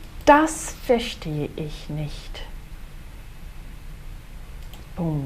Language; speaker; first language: German; non-native, fluent; Portuguese